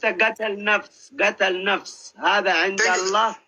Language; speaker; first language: Arabic; non-native, learner; Oromo